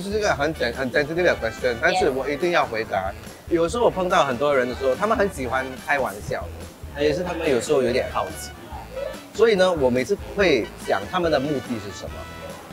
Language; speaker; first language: Chinese; non-native, local second language; Tamil